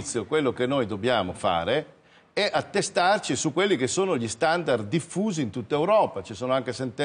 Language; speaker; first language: Italian; native; Italian